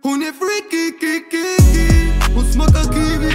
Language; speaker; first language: Swedish; native; Swedish